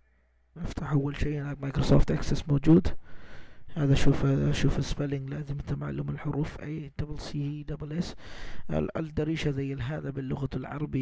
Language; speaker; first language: Arabic; non-native, learner; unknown